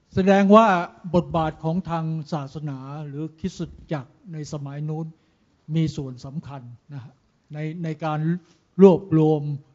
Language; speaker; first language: Thai; native; Thai